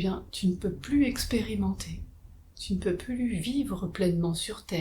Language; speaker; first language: French; native; French